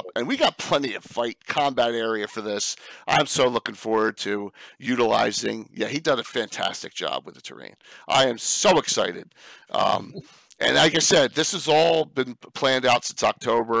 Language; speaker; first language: English; native; English